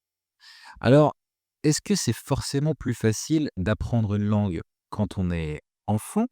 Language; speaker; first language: French; native; French